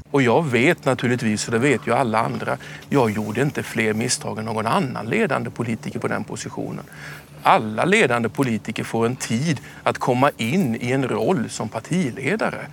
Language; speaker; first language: Swedish; native; Swedish